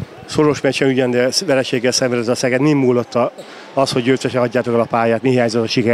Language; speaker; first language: Hungarian; native; Hungarian